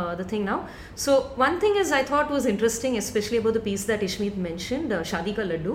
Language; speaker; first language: English; non-native, local second language; Tamil